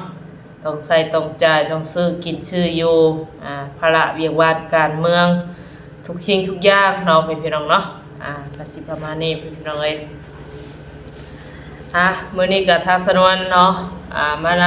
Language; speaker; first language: Thai; non-native, local second language; Lao